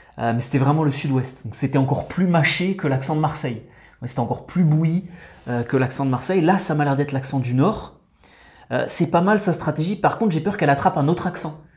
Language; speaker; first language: French; native; French